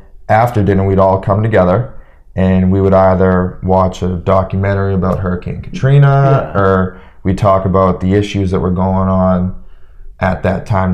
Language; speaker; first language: English; native; English